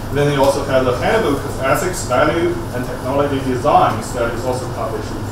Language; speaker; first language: English; non-native, fluent; Chinese